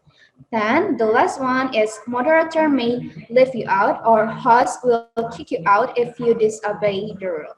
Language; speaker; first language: English; non-native, learner; Indonesian